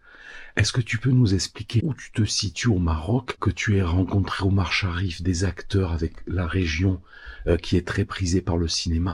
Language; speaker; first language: French; native; French